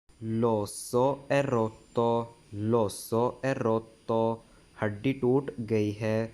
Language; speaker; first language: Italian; non-native, fluent; Urdu